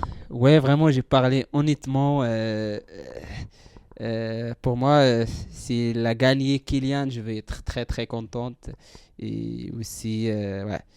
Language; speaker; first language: French; non-native, learner; Central Atlas Tamazight